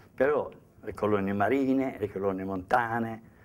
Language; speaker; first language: Italian; native; Italian